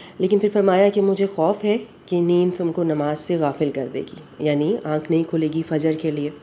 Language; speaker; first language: Urdu; native; Urdu